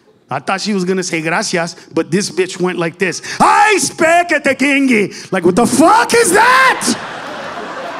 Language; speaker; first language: English; early bilingual, other home language; Spanish